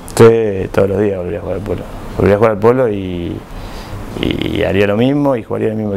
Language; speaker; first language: Spanish; native; Spanish